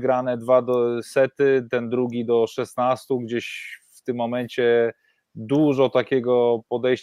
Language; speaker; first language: Polish; native; Polish